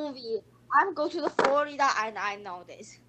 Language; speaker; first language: English; non-native, learner; Chinese